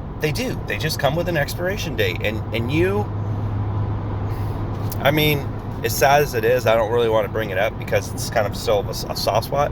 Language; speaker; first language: English; native; English